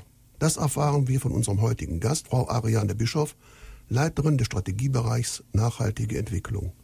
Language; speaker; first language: German; native; German